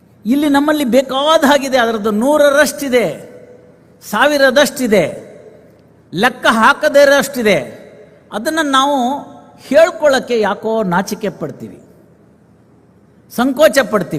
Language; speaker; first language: Kannada; native; Kannada